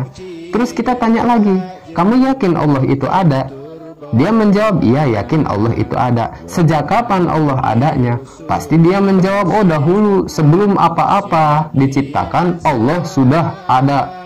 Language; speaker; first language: Indonesian; non-native, local second language; Sundanese